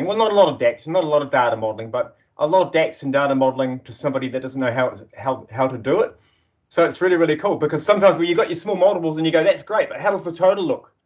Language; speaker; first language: English; native; English